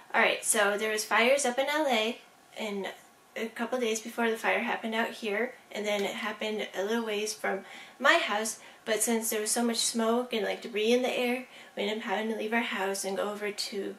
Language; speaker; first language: English; native; English